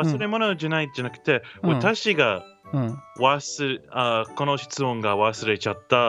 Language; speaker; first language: Japanese; non-native, learner; English